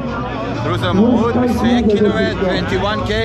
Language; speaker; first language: English; non-native, learner; Persian